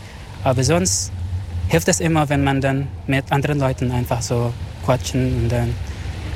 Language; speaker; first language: German; non-native, fluent; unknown